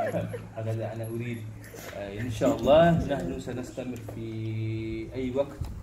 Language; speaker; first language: Arabic; non-native, fluent; Malay